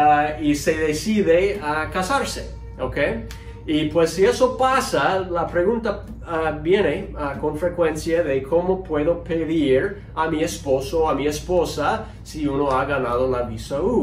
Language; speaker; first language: Spanish; non-native, fluent; English